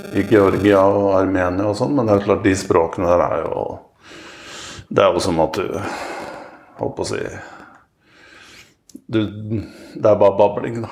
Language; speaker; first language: Norwegian; native; Norwegian